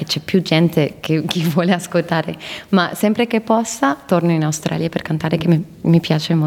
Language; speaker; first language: Italian; non-native, fluent; English